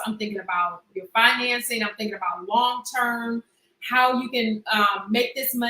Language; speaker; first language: English; native; English